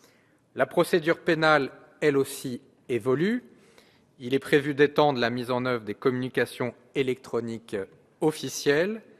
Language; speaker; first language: French; native; French